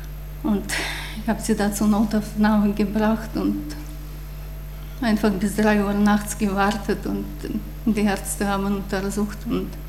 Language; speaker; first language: German; non-native, learner; Russian